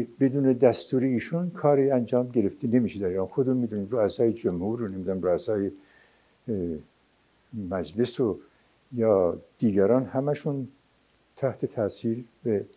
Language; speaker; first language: Persian; non-native, local second language; Azerbaijani